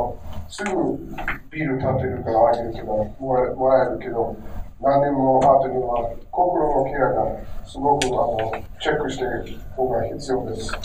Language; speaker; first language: Japanese; non-native, learner; English